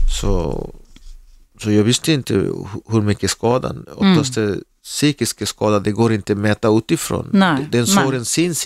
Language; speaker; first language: Swedish; non-native, learner; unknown